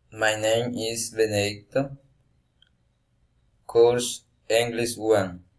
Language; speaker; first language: English; non-native, learner; Spanish